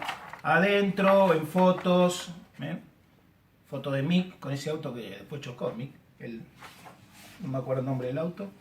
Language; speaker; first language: Spanish; native; Spanish